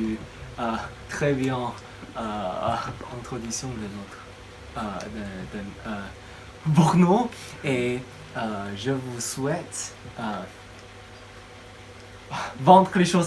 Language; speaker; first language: French; non-native, learner; Chinese